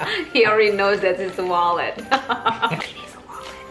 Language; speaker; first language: English; non-native, fluent; Indonesian